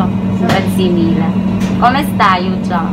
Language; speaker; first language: Italian; non-native, learner; Filipino